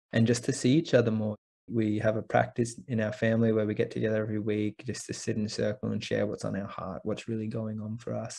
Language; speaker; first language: English; native; English